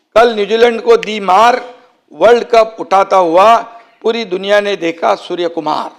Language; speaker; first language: Hindi; non-native, local second language; Marathi